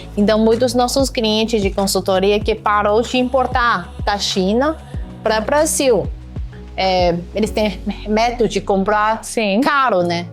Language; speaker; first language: Portuguese; non-native, fluent; Chinese